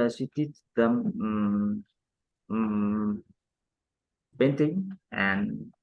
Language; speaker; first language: English; non-native, learner; Vietnamese